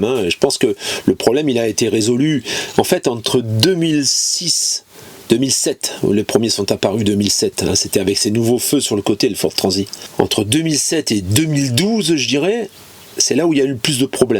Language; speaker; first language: French; native; French